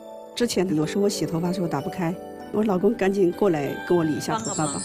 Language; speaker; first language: Chinese; native; Chinese